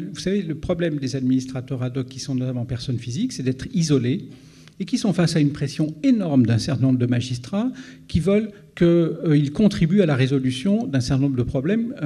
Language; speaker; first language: French; native; French